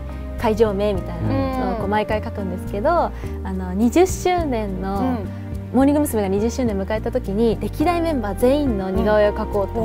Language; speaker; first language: Japanese; native; Japanese